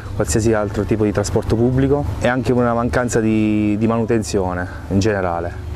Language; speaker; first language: Italian; native; Italian